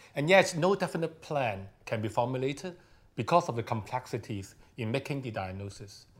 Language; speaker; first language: English; non-native, local second language; Cantonese